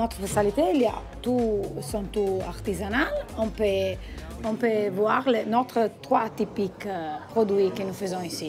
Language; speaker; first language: French; non-native, learner; Italian